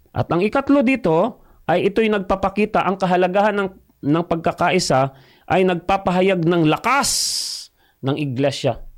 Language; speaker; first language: Filipino; non-native, local second language; Cebuano